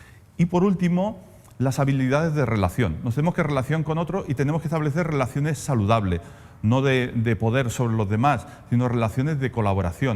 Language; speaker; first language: Spanish; native; Spanish